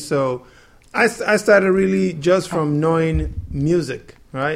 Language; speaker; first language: English; non-native, local second language; Yoruba